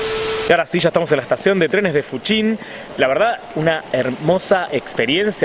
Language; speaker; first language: Spanish; native; Spanish